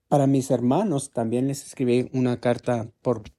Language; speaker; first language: Spanish; early bilingual, heritage; Spanish